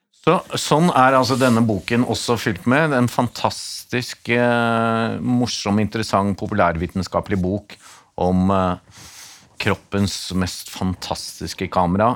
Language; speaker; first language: Norwegian; native; Norwegian